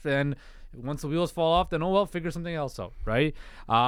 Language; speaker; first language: English; native; English